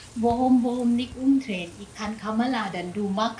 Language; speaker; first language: German; non-native, learner; Thai